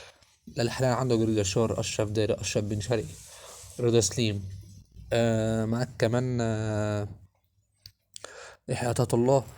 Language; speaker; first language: Arabic; native; Arabic